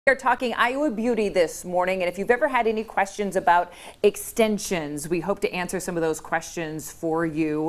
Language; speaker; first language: English; native; English